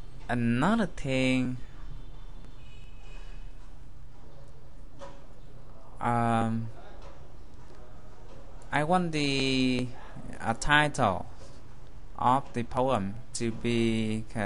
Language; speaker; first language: English; non-native, fluent; Vietnamese